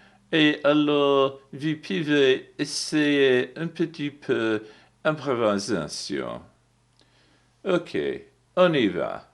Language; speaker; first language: French; non-native, learner; English